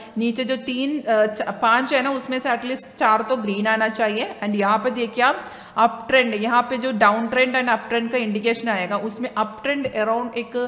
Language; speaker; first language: Hindi; non-native, local second language; Malayalam